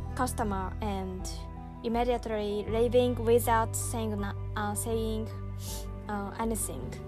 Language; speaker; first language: English; non-native, learner; Japanese